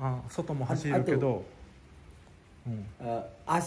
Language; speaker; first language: Japanese; native; Japanese